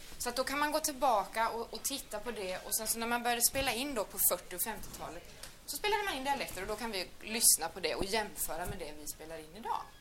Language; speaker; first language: Swedish; native; Swedish